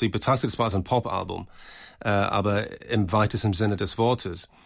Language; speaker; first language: German; native; German